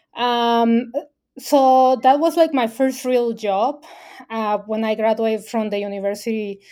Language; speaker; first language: English; non-native, fluent; Spanish